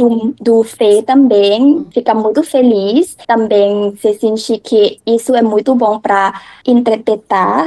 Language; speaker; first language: Portuguese; non-native, learner; Thai